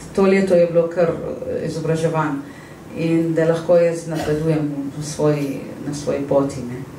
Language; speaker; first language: Slovenian; non-native, fluent; Arabic